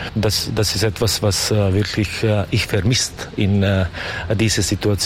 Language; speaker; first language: German; non-native, learner; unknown